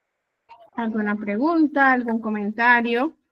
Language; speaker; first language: Spanish; native; Spanish